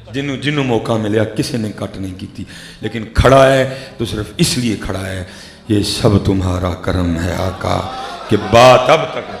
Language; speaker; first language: Urdu; non-native, local second language; Punjabi